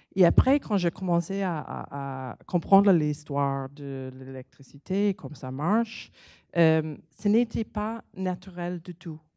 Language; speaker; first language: French; non-native, learner; English